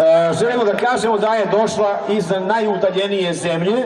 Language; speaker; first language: Bosnian; native; Bosnian